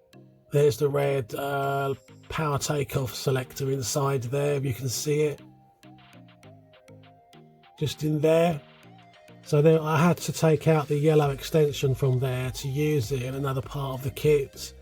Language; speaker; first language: English; native; English